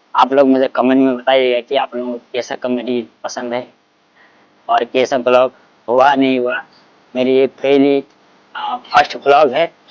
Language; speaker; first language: Hindi; non-native, local second language; Assamese